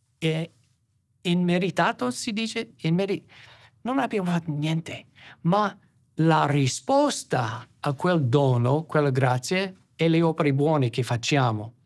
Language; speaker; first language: Italian; non-native, fluent; English